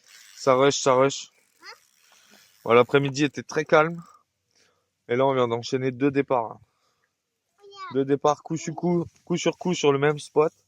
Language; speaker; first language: French; native; French